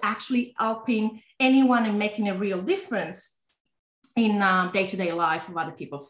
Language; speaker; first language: English; non-native, fluent; Italian